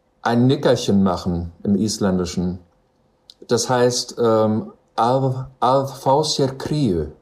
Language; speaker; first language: German; non-native, fluent; English